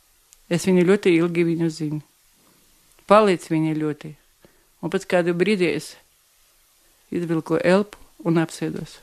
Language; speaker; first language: Latvian; non-native, local second language; Russian